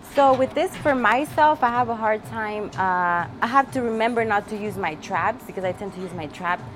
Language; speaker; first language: English; early bilingual, other home language; Spanish